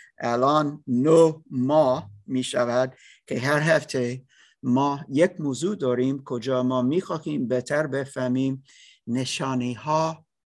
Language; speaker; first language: Persian; non-native, learner; English